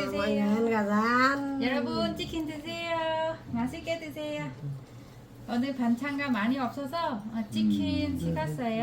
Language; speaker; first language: Korean; non-native, learner; Vietnamese